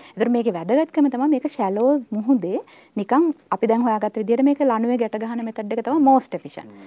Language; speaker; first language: Sinhala; native; Sinhala